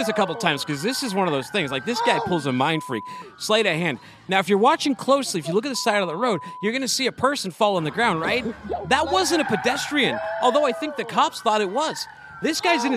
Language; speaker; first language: English; native; English